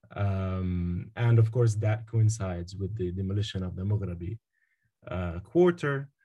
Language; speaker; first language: English; non-native, fluent; Arabic